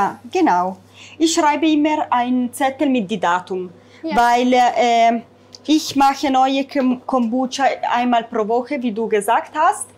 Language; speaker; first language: German; non-native, fluent; Italian